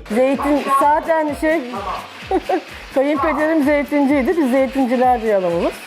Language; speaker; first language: Turkish; native; Turkish